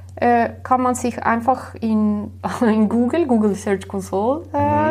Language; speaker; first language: German; non-native, fluent; Slovenian